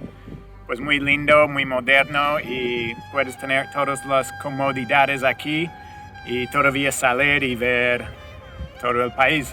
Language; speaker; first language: Spanish; non-native, fluent; English